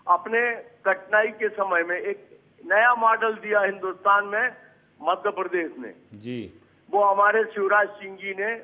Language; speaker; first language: Hindi; native; Hindi